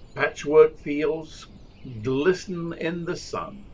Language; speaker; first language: English; native; English